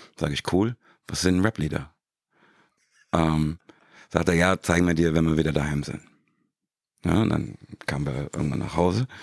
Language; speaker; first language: German; native; German